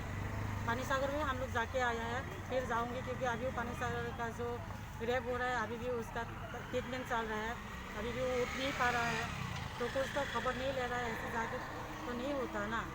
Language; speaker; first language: Hindi; non-native, local second language; Kok Borok